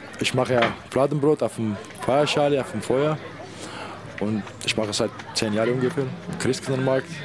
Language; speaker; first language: German; non-native, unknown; Kurdish